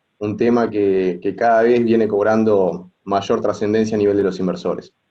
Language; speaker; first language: Spanish; native; Spanish